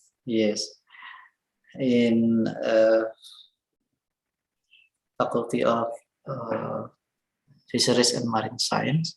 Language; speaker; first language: English; non-native, learner; Indonesian